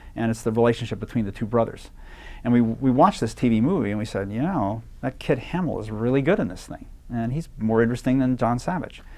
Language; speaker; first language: English; native; English